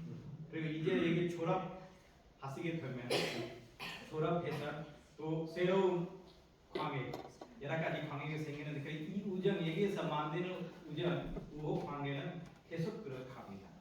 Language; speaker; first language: Korean; non-native, fluent; Hindi